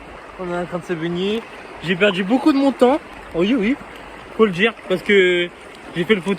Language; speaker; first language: French; native; French